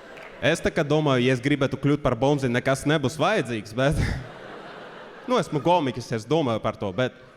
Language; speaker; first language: Latvian; early bilingual, other home language; Russian